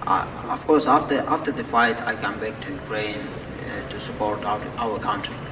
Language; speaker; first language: English; non-native, fluent; Ukrainian